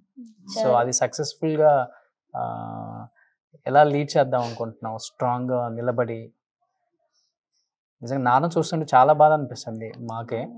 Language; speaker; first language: Telugu; native; Telugu